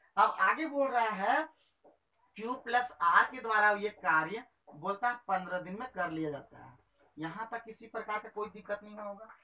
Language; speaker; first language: Hindi; native; Hindi